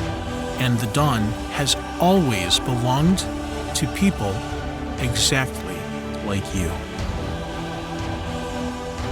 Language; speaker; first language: English; native; English